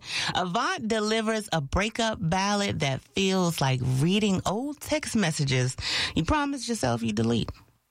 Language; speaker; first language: English; native; English